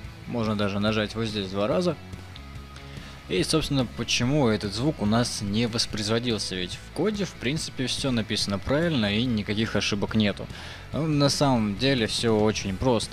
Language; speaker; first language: Russian; native; Russian